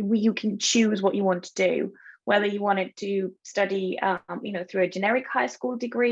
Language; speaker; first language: English; non-native, fluent; Bulgarian